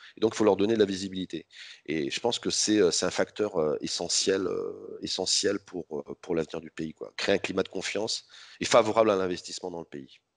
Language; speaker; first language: French; native; French